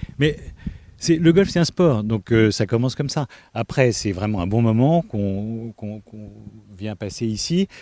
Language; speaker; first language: French; native; French